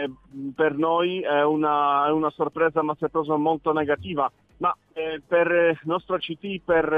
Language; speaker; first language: Italian; non-native, learner; Polish